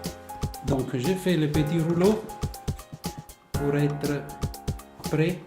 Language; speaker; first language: French; non-native, fluent; Italian